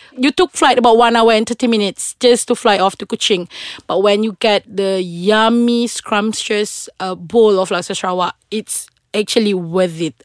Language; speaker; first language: English; non-native, local second language; Malay